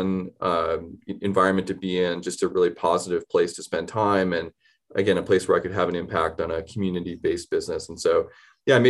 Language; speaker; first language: English; native; English